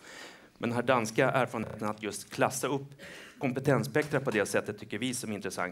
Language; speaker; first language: Swedish; native; Swedish